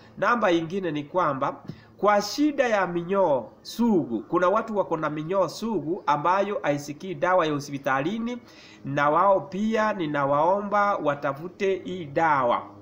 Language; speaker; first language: Swahili; non-native, local second language; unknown